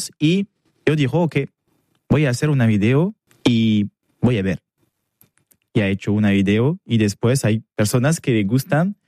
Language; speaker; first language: Spanish; non-native, learner; French